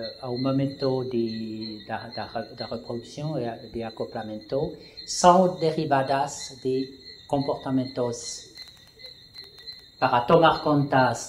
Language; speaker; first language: Portuguese; non-native, learner; French